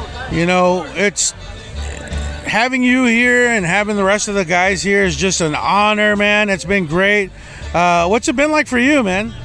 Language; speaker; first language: English; early bilingual, other home language; Spanish